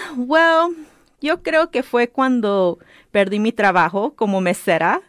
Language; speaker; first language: Spanish; early bilingual, heritage; Spanish